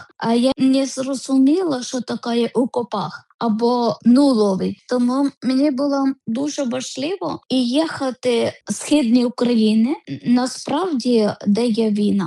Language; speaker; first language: Ukrainian; non-native, learner; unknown